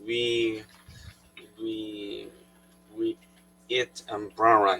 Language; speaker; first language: English; non-native, learner; Korean